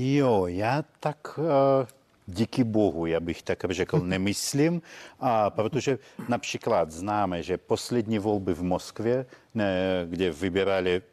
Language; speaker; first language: Czech; non-native, fluent; Russian